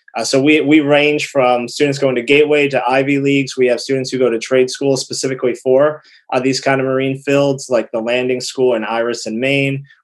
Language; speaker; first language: English; native; English